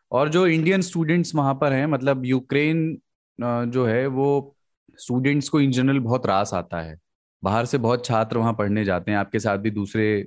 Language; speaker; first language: Hindi; native; Hindi